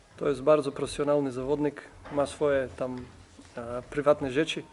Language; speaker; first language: Polish; non-native, learner; Macedonian